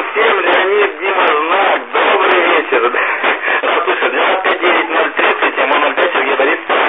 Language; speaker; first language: Russian; native; Russian